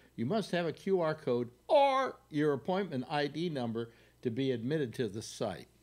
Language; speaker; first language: English; native; English